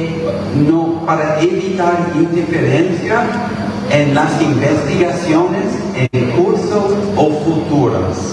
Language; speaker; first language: Spanish; non-native, fluent; English